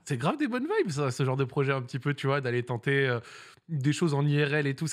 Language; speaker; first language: French; native; French